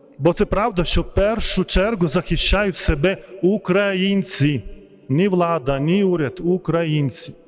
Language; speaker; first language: Ukrainian; non-native, fluent; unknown